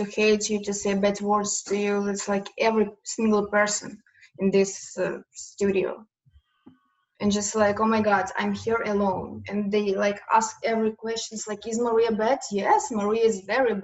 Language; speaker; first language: English; non-native, learner; Ukrainian